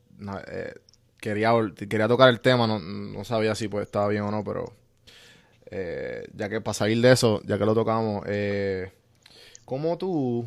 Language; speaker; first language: Spanish; native; Spanish